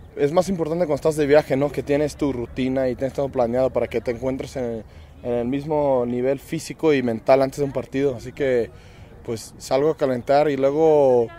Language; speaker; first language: Spanish; early bilingual, other home language; English